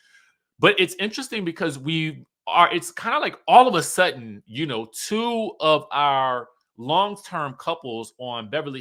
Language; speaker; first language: English; native; English